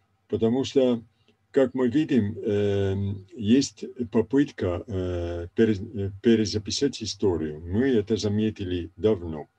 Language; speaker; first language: Russian; non-native, fluent; Italian